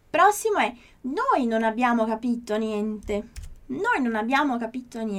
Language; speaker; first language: Italian; non-native, fluent; Portuguese